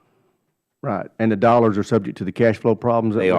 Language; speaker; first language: English; native; English